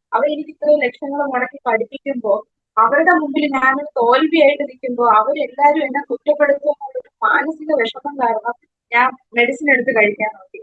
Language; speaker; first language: Malayalam; native; Malayalam